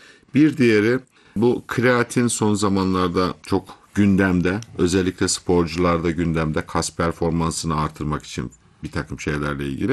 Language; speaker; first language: Turkish; native; Turkish